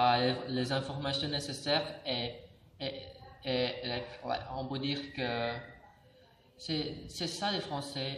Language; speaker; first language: French; non-native, learner; Indonesian